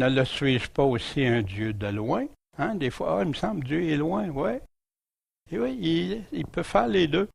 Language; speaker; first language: French; native; French